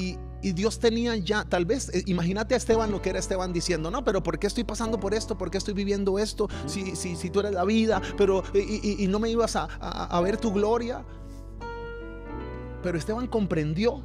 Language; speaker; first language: Spanish; native; Spanish